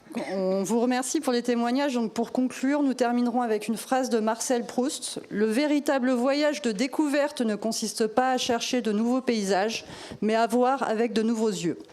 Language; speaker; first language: French; native; French